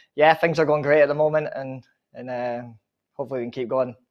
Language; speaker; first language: English; native; English